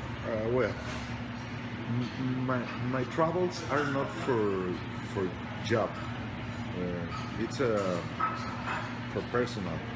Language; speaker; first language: English; non-native, learner; Spanish